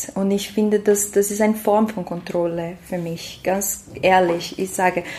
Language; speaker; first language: German; non-native, fluent; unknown